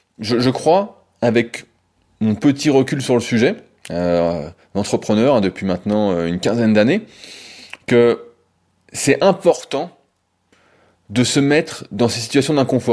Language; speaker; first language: French; native; French